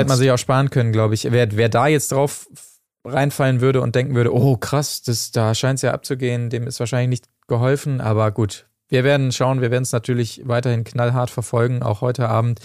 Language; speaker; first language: German; native; German